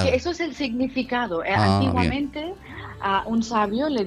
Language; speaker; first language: Spanish; non-native, fluent; Telugu